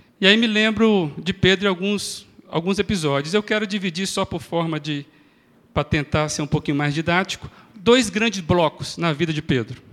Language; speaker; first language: Portuguese; native; Portuguese